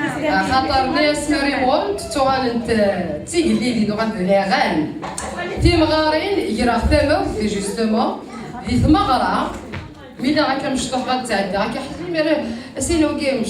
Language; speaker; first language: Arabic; non-native, local second language; Kabyle